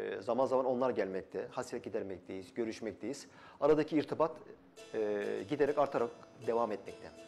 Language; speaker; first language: Turkish; early bilingual, other home language; Kazakh